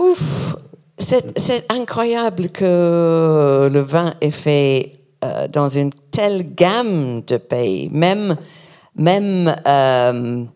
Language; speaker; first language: French; non-native, learner; English